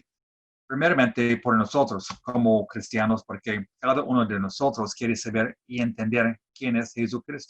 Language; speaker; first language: Spanish; non-native, fluent; English